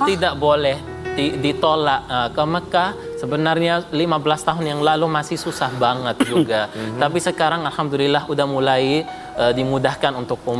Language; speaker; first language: Indonesian; non-native, fluent; Arabic